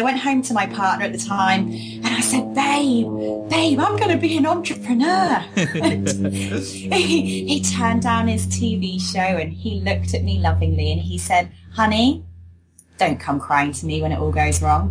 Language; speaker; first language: English; native; English